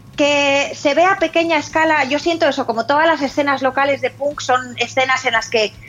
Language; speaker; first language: Spanish; native; Spanish